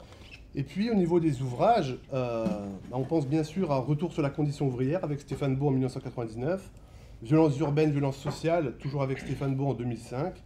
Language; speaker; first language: French; native; French